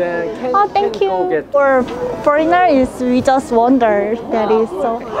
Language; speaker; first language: English; non-native, learner; Korean